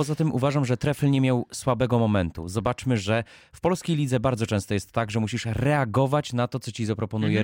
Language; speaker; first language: Polish; native; Polish